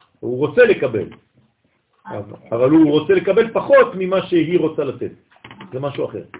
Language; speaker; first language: Hebrew; non-native, fluent; French